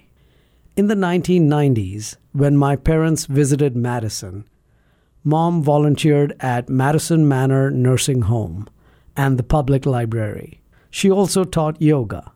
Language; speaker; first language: English; non-native, local second language; Malayalam